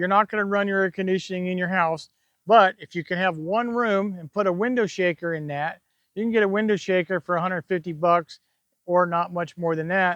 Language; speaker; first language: English; native; English